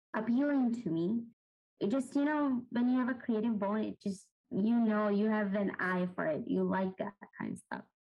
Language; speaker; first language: English; non-native, local second language; Urdu